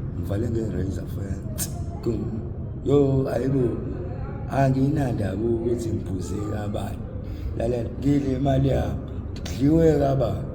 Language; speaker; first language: Zulu; native; Zulu